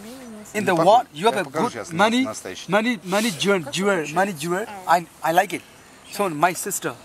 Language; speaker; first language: English; non-native, learner; Burmese